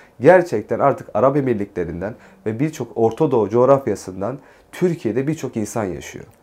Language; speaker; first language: Turkish; native; Turkish